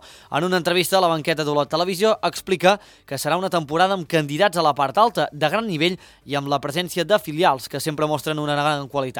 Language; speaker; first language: Catalan; native; Catalan